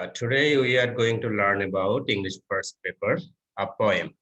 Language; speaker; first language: English; non-native, local second language; Bangla